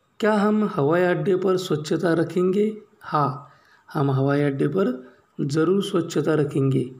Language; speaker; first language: Hindi; non-native, local second language; Marathi